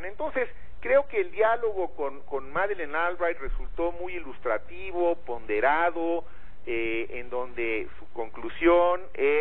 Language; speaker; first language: Spanish; native; Spanish